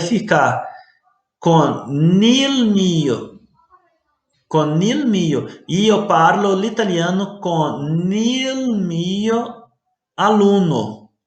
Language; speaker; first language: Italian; non-native, learner; Portuguese